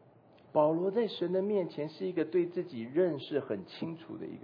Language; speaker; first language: Chinese; native; Chinese